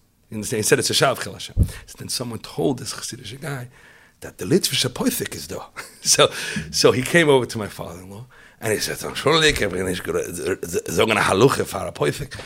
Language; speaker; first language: English; native; English